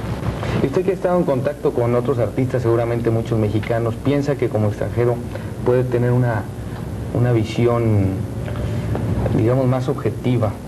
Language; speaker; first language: Spanish; native; Spanish